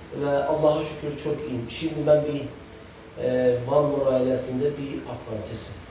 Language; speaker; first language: Turkish; non-native, fluent; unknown